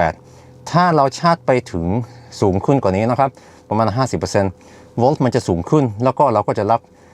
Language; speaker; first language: Thai; non-native, fluent; Norwegian